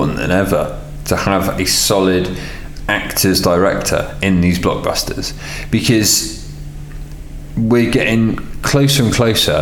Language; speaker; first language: English; native; English